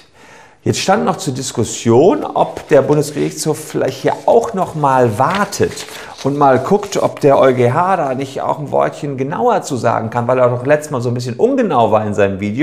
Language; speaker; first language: German; native; German